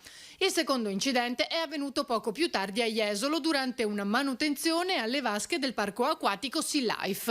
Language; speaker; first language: Italian; native; Italian